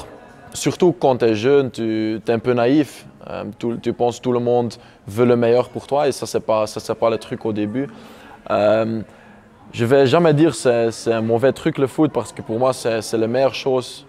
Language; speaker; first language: French; non-native, local second language; Dutch